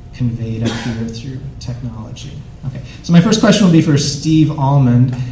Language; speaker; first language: English; native; English